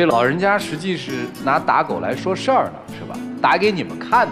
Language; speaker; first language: Chinese; native; Chinese